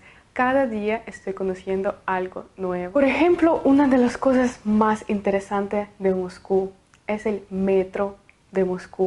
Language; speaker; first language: Spanish; non-native, fluent; Russian